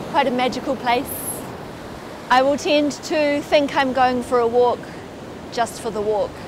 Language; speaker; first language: English; native; English